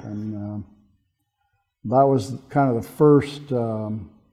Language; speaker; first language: English; native; English